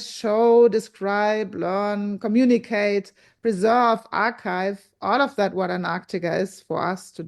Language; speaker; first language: English; non-native, fluent; German